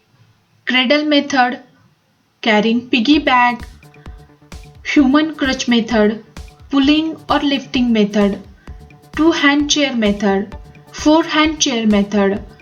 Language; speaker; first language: English; non-native, local second language; Marathi